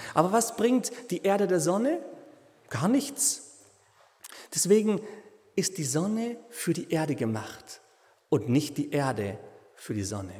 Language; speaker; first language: German; native; German